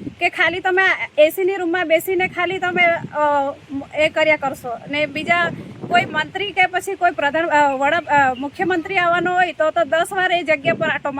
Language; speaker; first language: Gujarati; non-native, local second language; Gamit